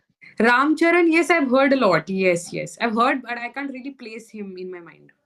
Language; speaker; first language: English; non-native, local second language; Hindi